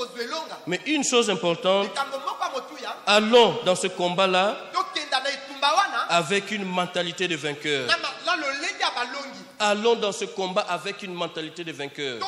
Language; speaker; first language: French; non-native, local second language; Lingala